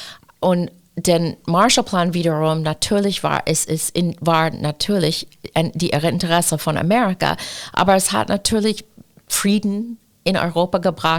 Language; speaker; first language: German; non-native, fluent; English